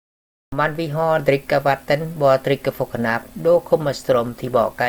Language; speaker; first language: Swedish; non-native, learner; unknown